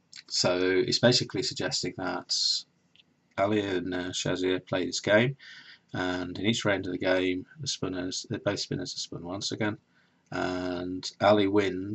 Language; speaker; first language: English; native; English